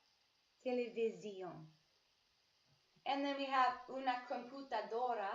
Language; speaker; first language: Spanish; non-native, learner; English